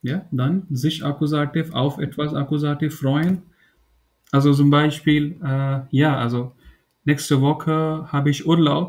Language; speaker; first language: German; non-native, fluent; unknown